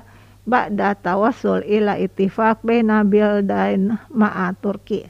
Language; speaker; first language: Arabic; non-native, fluent; Indonesian